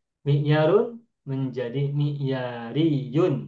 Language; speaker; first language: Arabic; non-native, fluent; Indonesian